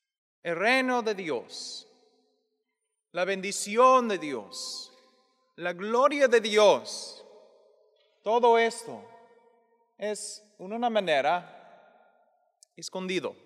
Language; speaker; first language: Spanish; non-native, fluent; English